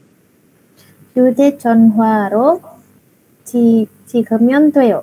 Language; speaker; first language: Korean; non-native, learner; Indonesian